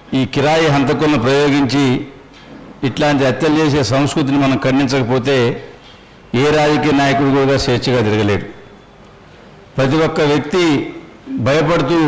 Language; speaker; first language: Telugu; native; Telugu